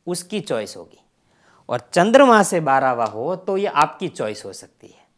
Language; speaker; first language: Hindi; non-native, local second language; Gujarati